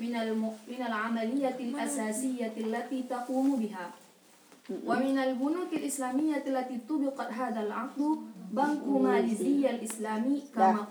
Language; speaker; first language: Arabic; non-native, learner; Indonesian